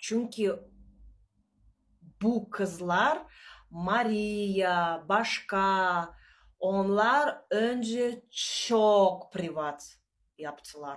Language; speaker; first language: Turkish; non-native, learner; Russian